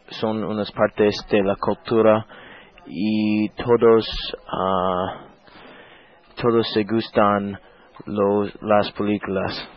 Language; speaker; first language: Spanish; non-native, learner; English